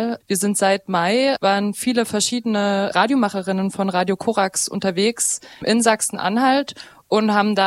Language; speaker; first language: German; native; German